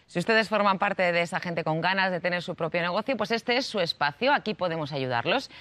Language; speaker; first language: Spanish; native; Spanish